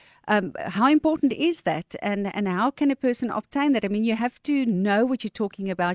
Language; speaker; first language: English; non-native, local second language; Afrikaans